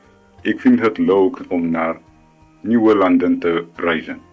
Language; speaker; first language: Dutch; non-native, learner; Tigrinya